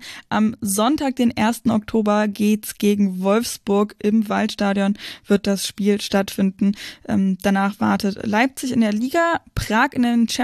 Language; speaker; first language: German; native; German